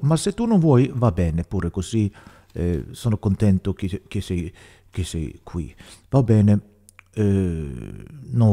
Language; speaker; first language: Italian; non-native, learner; English